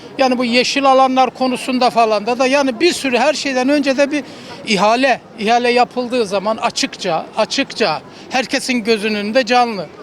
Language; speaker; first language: Turkish; native; Turkish